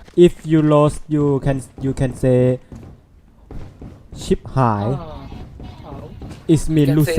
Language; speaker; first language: English; non-native, learner; Thai